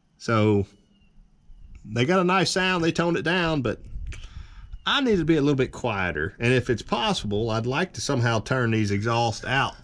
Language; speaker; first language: English; native; English